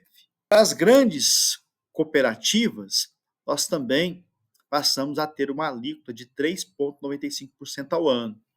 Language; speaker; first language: Portuguese; native; Portuguese